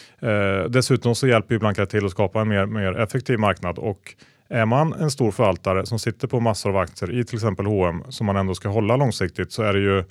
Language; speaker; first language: Swedish; native; Swedish